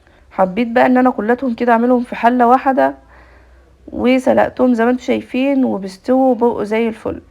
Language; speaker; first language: Arabic; native; Arabic